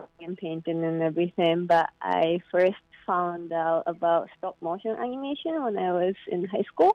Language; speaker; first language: English; non-native, fluent; Japanese